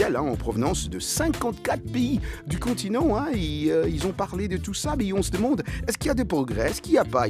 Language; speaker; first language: French; non-native, local second language; Lingala